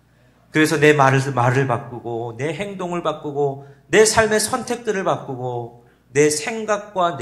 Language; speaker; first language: Korean; native; Korean